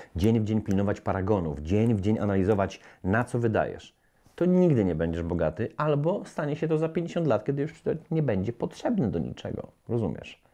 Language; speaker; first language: Polish; native; Polish